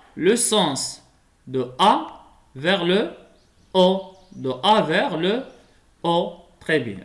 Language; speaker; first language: French; non-native, local second language; Arabic